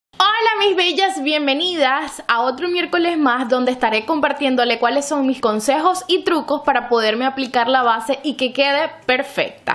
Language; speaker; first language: Spanish; native; Spanish